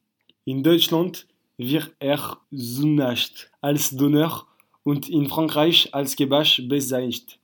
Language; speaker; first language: German; non-native, learner; French